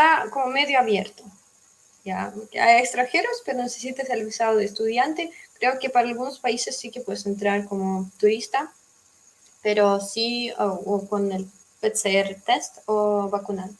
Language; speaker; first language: Spanish; non-native, fluent; Russian